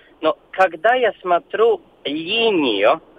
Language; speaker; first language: Russian; non-native, local second language; Latvian